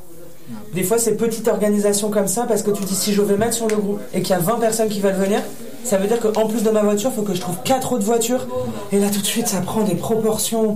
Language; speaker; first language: French; native; French